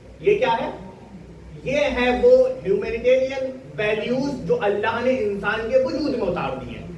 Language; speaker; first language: Urdu; native; Urdu